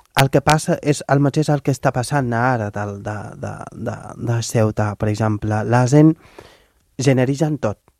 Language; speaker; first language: Catalan; non-native, fluent; Wolof